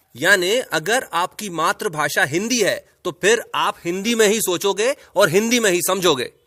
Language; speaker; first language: Hindi; native; Hindi